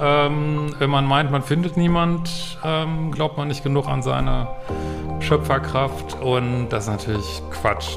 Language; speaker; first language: German; native; German